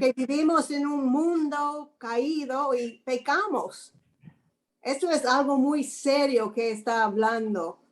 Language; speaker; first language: Spanish; non-native, fluent; English